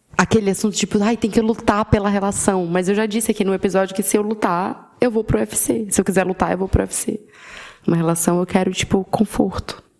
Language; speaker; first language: Portuguese; native; Portuguese